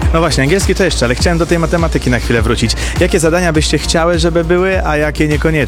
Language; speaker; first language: Polish; native; Polish